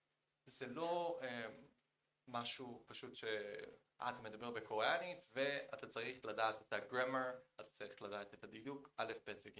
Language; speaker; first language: Hebrew; non-native, fluent; Korean